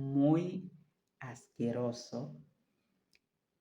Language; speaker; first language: Spanish; non-native, fluent; French